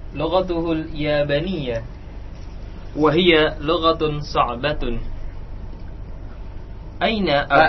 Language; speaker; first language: Arabic; non-native, learner; Indonesian